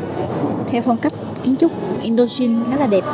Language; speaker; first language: Vietnamese; native; Vietnamese